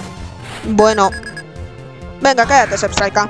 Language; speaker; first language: Spanish; native; Spanish